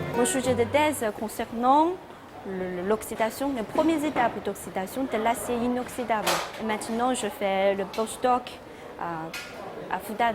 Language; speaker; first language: French; non-native, learner; Chinese